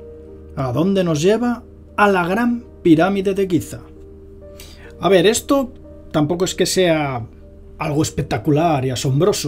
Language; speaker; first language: Spanish; native; Spanish